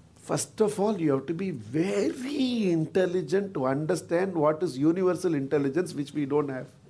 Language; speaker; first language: English; non-native, local second language; Tamil